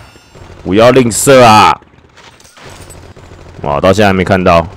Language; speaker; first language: Chinese; native; Chinese